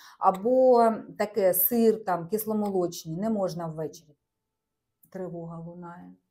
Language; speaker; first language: Ukrainian; non-native, local second language; Russian